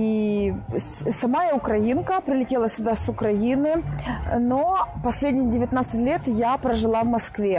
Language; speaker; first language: Russian; native; Russian